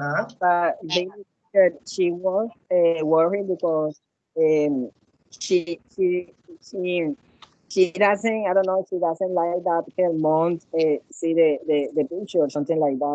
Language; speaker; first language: English; non-native, learner; Spanish